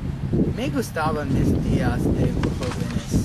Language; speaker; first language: Spanish; non-native, learner; English